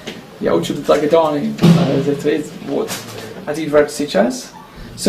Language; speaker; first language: Russian; non-native, learner; English